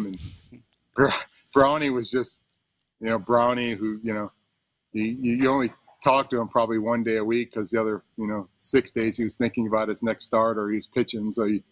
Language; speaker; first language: English; native; English